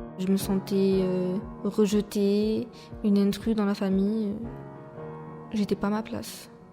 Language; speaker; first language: French; native; French